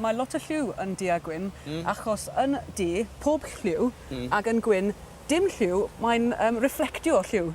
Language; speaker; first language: Welsh; non-native, local second language; English